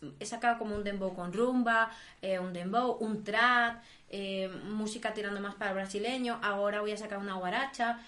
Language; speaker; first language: Spanish; native; Spanish